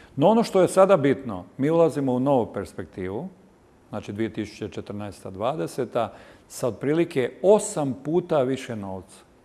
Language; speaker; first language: Croatian; native; Croatian